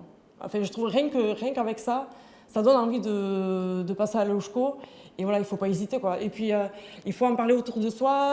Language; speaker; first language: French; native; French